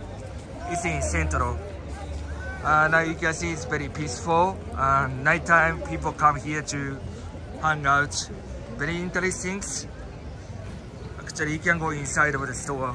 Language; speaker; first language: English; non-native, fluent; Japanese